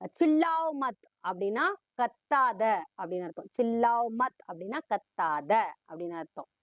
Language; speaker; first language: Tamil; early bilingual, heritage; Tamil